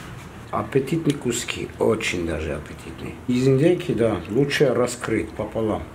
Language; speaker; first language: Russian; non-native, fluent; Armenian